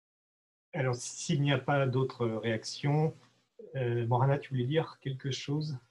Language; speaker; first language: French; native; French